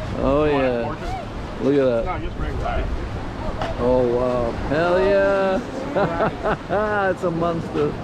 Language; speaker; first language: English; native; English